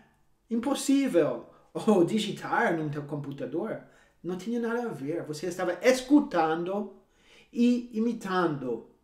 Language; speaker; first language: Portuguese; non-native, fluent; English